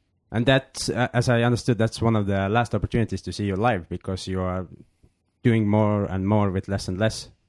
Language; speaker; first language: English; non-native, fluent; Estonian